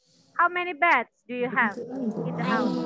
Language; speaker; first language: English; non-native, learner; Indonesian